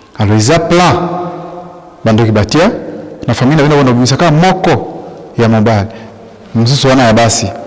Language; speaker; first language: Lingala; non-native, local second language; Swahili